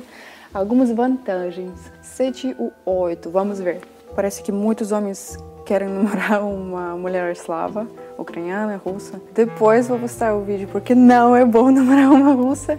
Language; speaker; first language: Portuguese; non-native, fluent; Russian